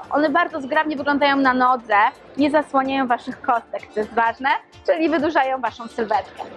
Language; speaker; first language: Polish; native; Polish